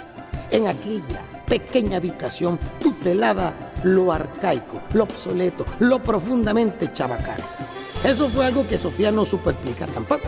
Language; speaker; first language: Spanish; native; Spanish